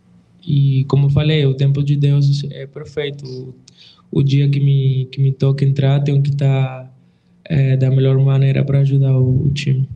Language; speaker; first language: Portuguese; non-native, fluent; Spanish